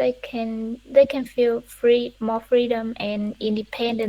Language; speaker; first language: English; non-native, learner; Vietnamese